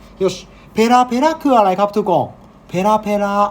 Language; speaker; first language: Thai; non-native, learner; Japanese